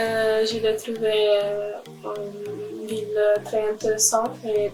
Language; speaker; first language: French; non-native, learner; Italian